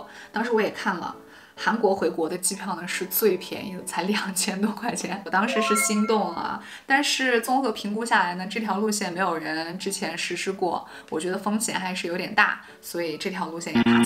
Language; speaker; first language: Chinese; native; Chinese